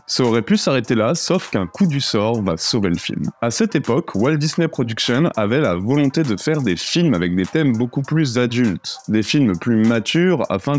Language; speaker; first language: French; native; French